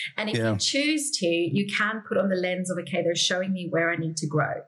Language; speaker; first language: English; native; English